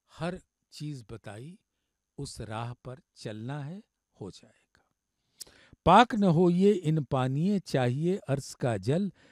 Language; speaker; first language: Hindi; native; Hindi